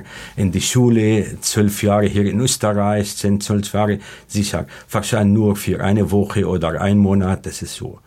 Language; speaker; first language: German; non-native, learner; Arabic